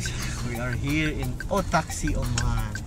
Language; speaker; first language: English; non-native, local second language; Filipino